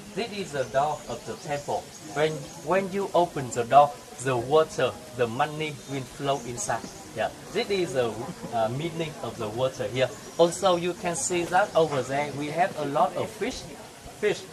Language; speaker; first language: English; non-native, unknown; Vietnamese